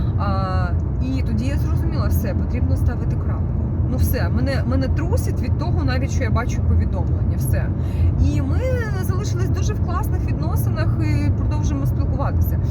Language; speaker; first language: Ukrainian; non-native, local second language; Russian